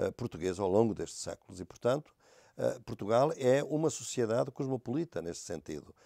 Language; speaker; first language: Portuguese; native; Portuguese